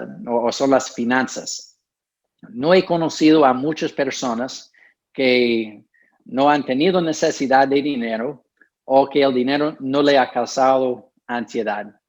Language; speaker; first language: Spanish; non-native, fluent; English